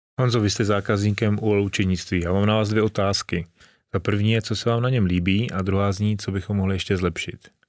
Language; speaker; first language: Czech; native; Czech